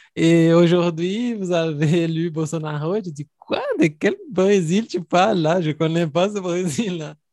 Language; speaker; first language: French; non-native, fluent; Portuguese